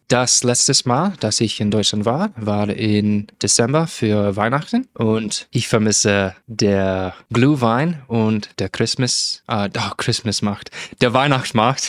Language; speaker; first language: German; non-native, learner; English